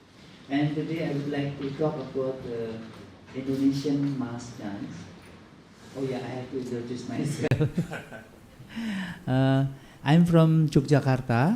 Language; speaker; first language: English; non-native, learner; Indonesian